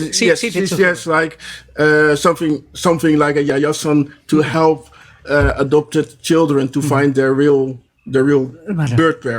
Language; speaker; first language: English; non-native, fluent; Dutch